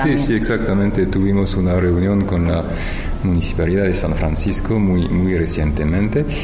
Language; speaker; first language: Spanish; non-native, fluent; French